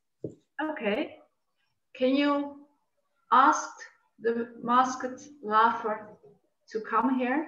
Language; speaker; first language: English; non-native, fluent; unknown